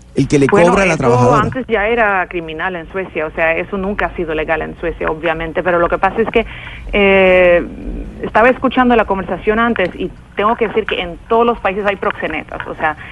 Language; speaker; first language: Spanish; non-native, fluent; Swedish